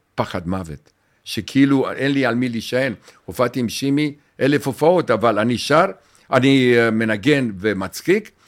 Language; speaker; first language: Hebrew; non-native, fluent; Romanian